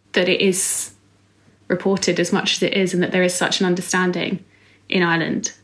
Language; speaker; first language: English; native; English